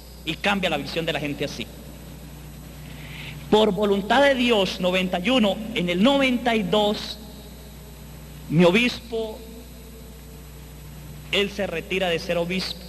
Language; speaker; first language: Spanish; native; Spanish